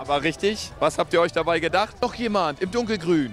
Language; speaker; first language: German; native; German